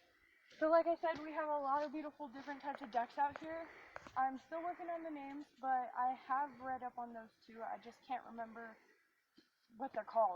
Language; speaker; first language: English; native; English